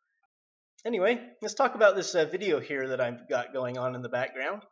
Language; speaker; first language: English; native; English